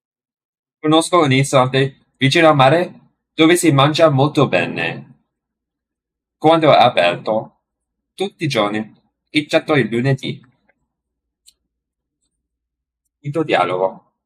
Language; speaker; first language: Italian; non-native, learner; English